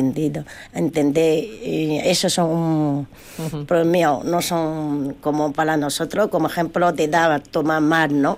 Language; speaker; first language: Spanish; non-native, learner; Chinese